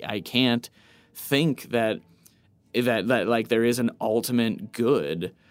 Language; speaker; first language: English; native; English